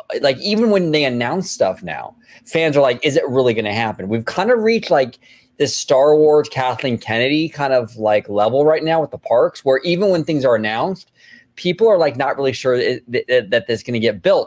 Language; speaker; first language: English; native; English